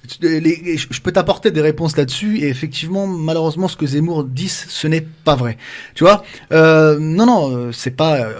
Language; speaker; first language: French; early bilingual, other home language; Arabic